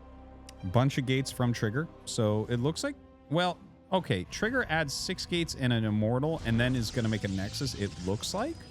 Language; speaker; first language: English; native; English